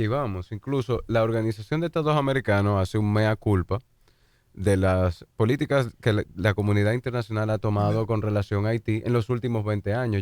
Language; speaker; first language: Spanish; native; Spanish